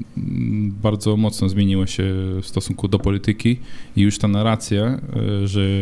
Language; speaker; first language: Polish; non-native, fluent; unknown